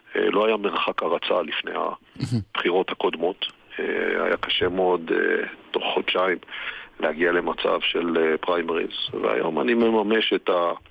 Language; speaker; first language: Hebrew; native; Hebrew